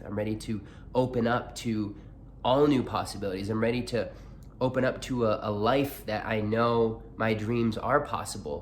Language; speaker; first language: English; native; English